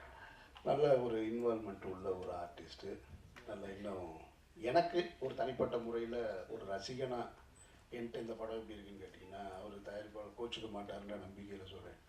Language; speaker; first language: Tamil; native; Tamil